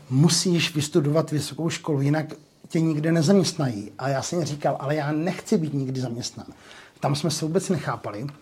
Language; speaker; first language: Czech; native; Czech